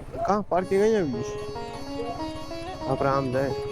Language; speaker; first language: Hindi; non-native, local second language; Gujarati